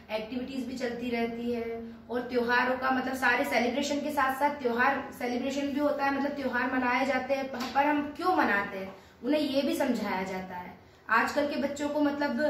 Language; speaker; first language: Hindi; native; Hindi